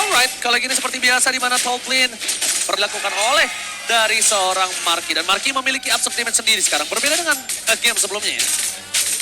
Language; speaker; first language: Indonesian; native; Indonesian